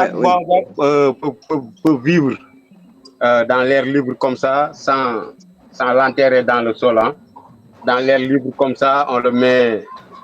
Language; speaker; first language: French; non-native, local second language; Wolof